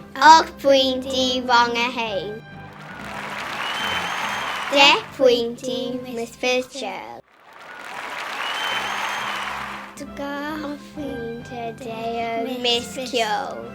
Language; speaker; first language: Irish; non-native, local second language; English